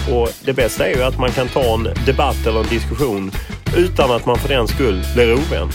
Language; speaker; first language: Swedish; native; Swedish